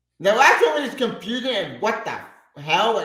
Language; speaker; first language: English; native; English